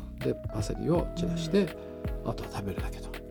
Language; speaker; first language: Japanese; native; Japanese